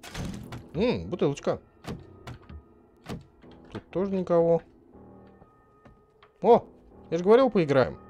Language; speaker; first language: Russian; native; Russian